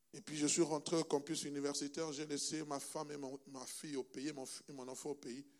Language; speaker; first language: French; non-native, local second language; Luba-Lulua